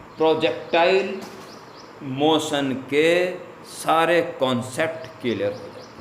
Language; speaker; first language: Hindi; native; Hindi